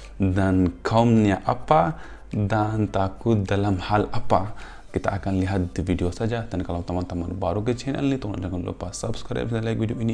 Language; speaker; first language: Indonesian; non-native, fluent; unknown